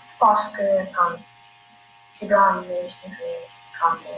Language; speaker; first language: French; non-native, learner; English